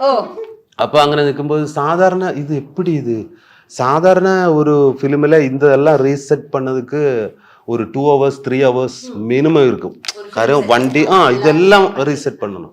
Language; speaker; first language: Tamil; non-native, learner; Malayalam